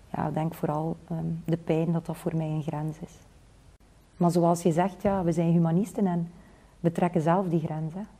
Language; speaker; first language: Dutch; native; Dutch